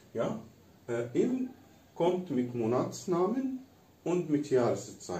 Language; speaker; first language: German; non-native, fluent; Arabic